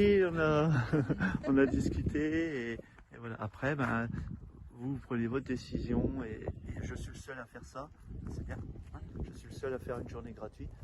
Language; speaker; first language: French; native; French